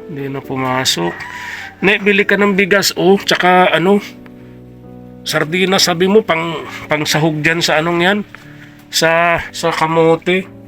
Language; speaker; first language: Filipino; native; Filipino